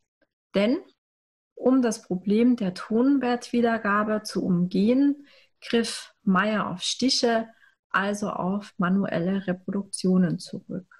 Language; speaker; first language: German; native; German